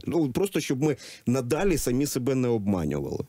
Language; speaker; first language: Ukrainian; native; Ukrainian